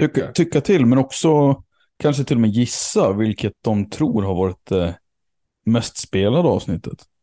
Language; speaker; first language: Swedish; native; Swedish